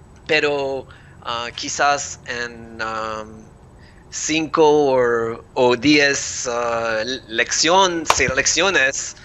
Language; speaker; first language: Spanish; non-native, learner; English